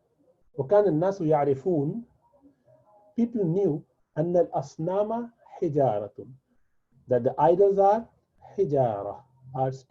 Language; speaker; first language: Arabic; non-native, fluent; Urdu